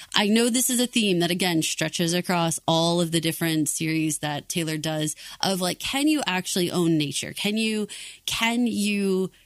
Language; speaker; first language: English; native; English